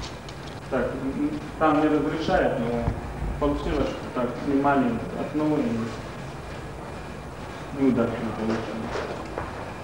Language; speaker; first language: Russian; non-native, learner; Arabic